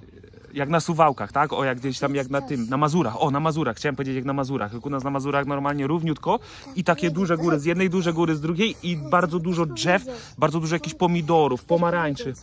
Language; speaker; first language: Polish; native; Polish